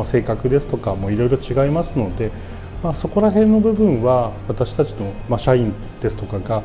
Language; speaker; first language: Japanese; native; Japanese